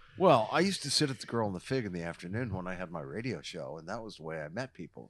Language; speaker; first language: English; native; English